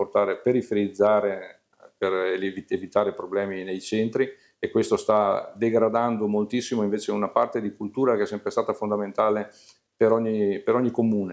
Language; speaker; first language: Italian; native; Italian